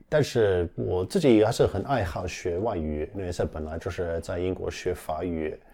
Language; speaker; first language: Chinese; non-native, fluent; English